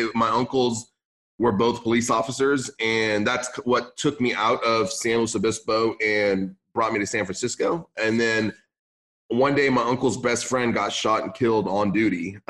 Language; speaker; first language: English; early bilingual, other home language; Arabic